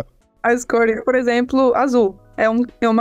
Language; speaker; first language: Portuguese; non-native, fluent; English